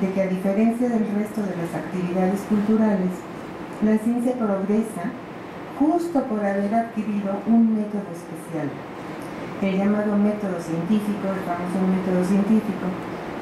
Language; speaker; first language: Spanish; native; Spanish